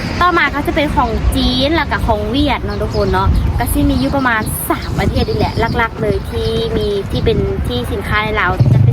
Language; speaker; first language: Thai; non-native, learner; Lao